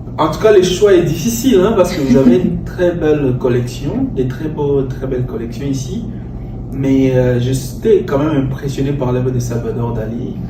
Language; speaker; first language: French; non-native, local second language; Lingala